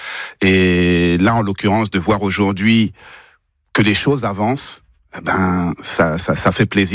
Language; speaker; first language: French; native; French